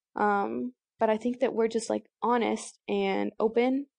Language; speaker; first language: English; native; English